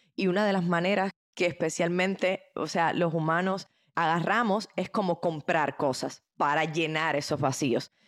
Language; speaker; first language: Spanish; native; Spanish